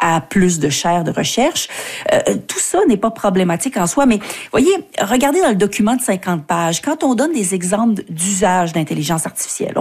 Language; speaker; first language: French; native; French